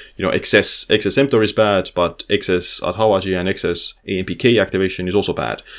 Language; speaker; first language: English; non-native, fluent; Estonian